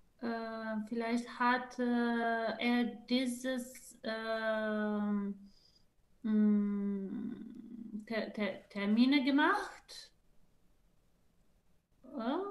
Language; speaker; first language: German; non-native, learner; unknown